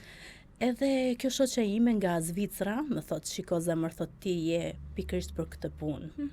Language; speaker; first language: Albanian; early bilingual, heritage; Albanian